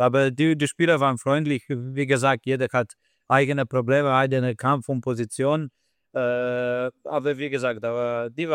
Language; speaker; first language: German; non-native, fluent; Slovenian